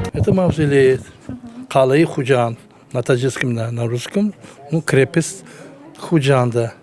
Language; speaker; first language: Russian; non-native, learner; Tajik